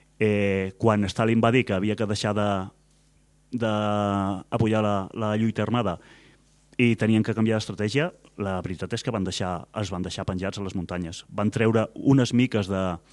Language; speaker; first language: Catalan; native; Catalan